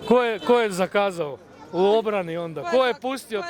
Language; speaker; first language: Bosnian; early bilingual, heritage; Croatian